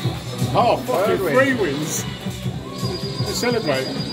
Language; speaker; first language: English; native; English